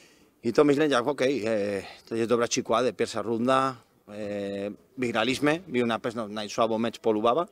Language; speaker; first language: Polish; non-native, learner; Spanish